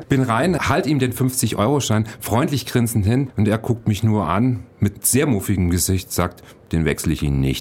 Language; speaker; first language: German; native; German